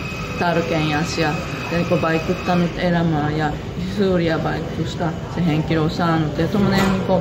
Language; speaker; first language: Finnish; non-native, fluent; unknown